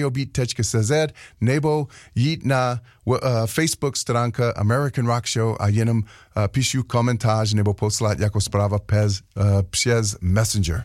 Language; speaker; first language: Czech; non-native, learner; English